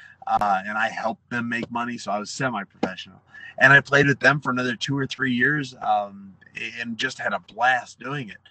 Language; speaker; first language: English; native; English